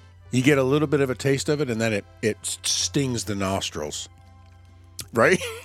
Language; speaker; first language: English; native; English